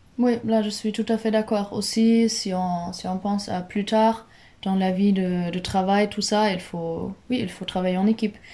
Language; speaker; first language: French; non-native, fluent; German